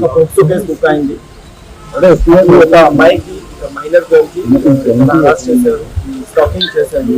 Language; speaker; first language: Telugu; non-native, learner; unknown